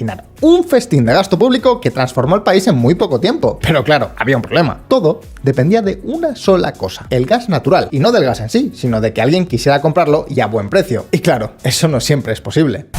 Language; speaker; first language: Spanish; native; Spanish